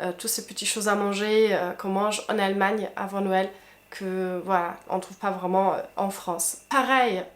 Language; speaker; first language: French; non-native, fluent; German